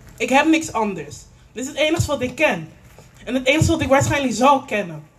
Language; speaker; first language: Dutch; native; Dutch